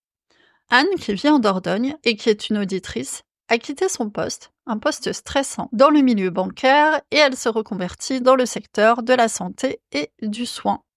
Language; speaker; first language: French; native; French